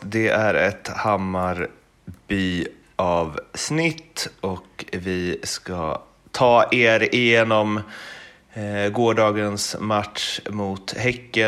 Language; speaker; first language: Swedish; native; Swedish